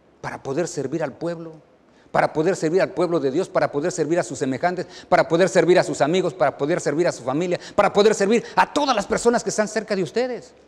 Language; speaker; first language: Spanish; native; Spanish